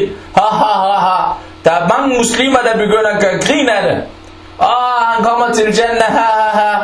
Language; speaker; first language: Danish; non-native, fluent; Arabic